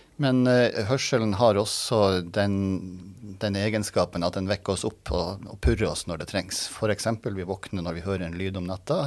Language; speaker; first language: Norwegian; native; Norwegian